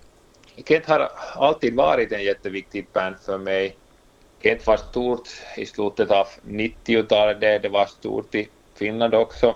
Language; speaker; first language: Swedish; non-native, local second language; Finnish